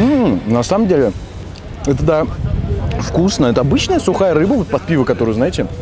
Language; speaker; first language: Russian; native; Russian